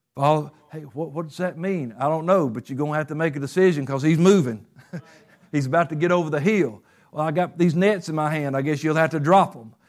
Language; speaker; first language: English; native; English